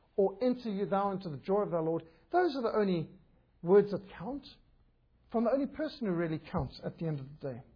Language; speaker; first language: English; native; English